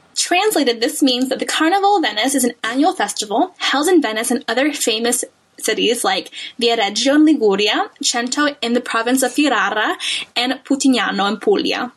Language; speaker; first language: English; native; English